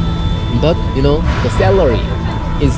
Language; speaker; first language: English; non-native, learner; Korean